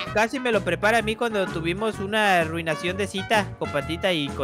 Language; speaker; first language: Spanish; native; Spanish